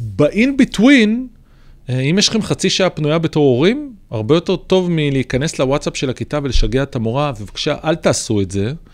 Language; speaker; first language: Hebrew; native; Hebrew